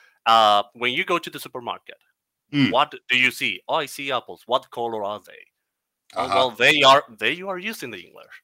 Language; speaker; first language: English; non-native, fluent; Spanish